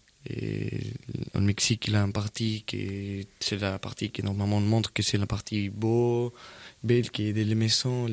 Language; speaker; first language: French; non-native, fluent; Spanish